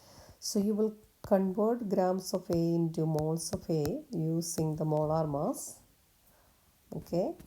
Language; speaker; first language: English; non-native, local second language; Malayalam